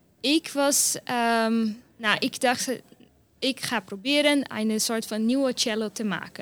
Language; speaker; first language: Dutch; non-native, learner; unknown